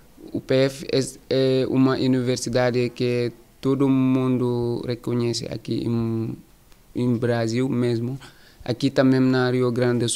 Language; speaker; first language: Portuguese; non-native, learner; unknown